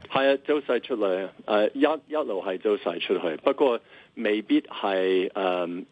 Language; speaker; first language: Cantonese; non-native, fluent; English